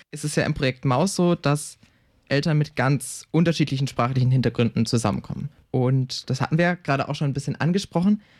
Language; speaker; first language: German; native; German